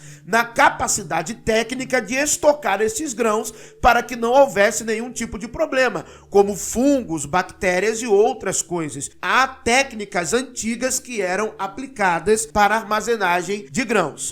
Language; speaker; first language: Portuguese; native; Portuguese